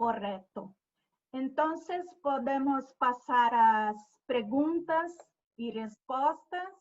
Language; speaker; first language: Spanish; non-native, fluent; Portuguese